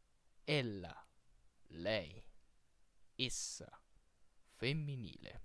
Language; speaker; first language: Italian; non-native, fluent; Filipino